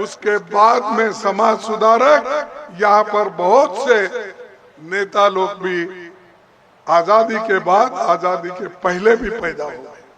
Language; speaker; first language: Hindi; non-native, local second language; Kannada